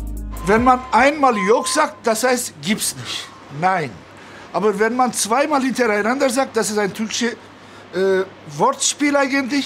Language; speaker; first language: German; non-native, fluent; Turkish